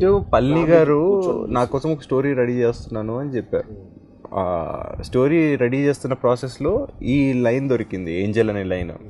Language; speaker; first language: Telugu; native; Telugu